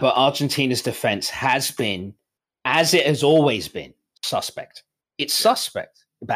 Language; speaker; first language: English; native; English